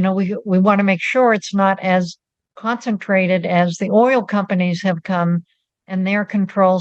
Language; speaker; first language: English; native; English